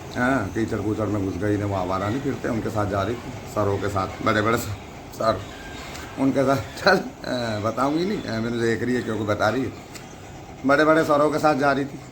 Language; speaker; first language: Hindi; native; Hindi